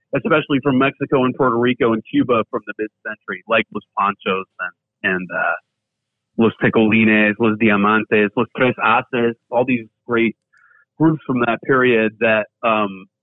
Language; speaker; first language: English; native; English